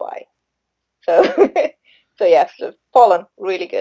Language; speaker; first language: English; non-native, local second language; Sinhala